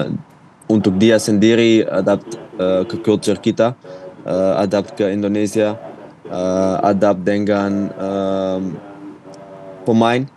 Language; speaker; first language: Indonesian; non-native, fluent; Dutch